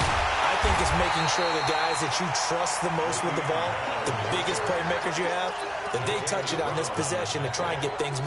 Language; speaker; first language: English; native; English